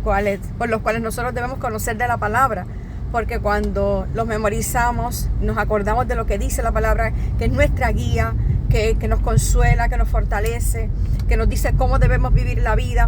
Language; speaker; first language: Spanish; native; Spanish